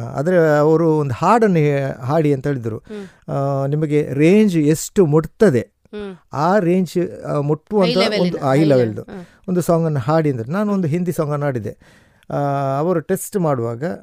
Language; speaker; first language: Kannada; non-native, local second language; Konkani